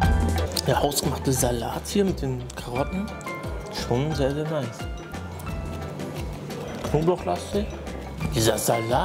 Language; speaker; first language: German; native; German